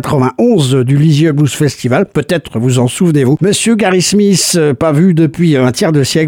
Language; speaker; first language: French; native; French